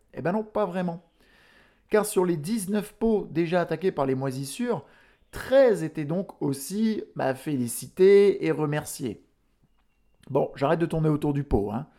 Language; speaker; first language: French; native; French